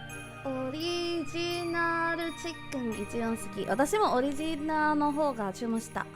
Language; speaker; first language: Japanese; non-native, learner; English